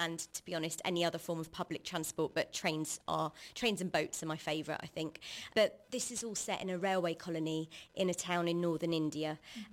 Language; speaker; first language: English; native; English